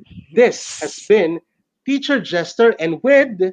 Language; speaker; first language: English; non-native, local second language; Filipino